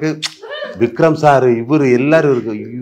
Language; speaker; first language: Tamil; non-native, learner; Malayalam